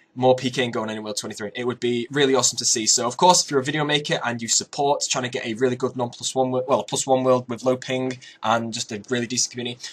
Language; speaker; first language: English; native; English